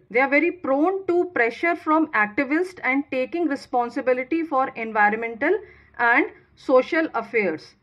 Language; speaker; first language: English; non-native, local second language; Hindi